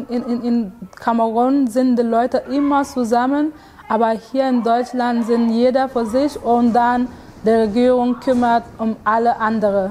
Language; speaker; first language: German; non-native, fluent; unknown